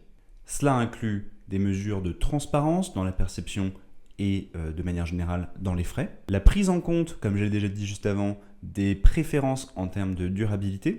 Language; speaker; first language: French; native; French